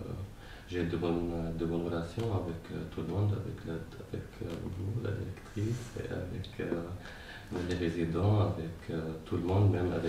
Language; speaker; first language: French; non-native, fluent; Arabic